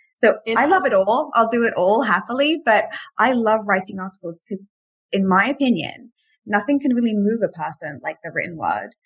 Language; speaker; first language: English; native; English